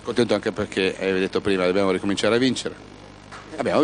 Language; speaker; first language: Italian; native; Italian